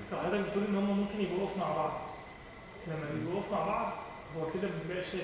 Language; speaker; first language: Arabic; native; Arabic